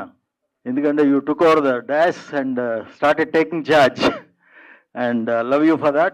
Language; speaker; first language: Telugu; native; Telugu